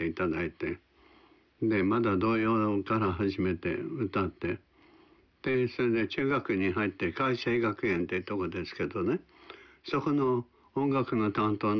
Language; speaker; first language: Japanese; native; Japanese